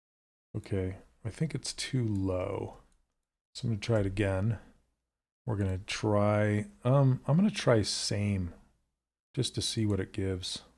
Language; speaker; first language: English; native; English